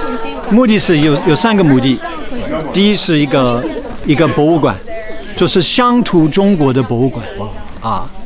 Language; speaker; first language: Chinese; non-native, fluent; English